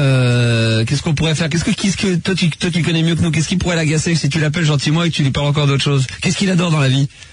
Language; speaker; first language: French; native; French